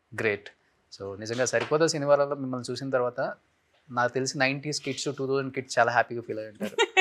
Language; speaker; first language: Telugu; native; Telugu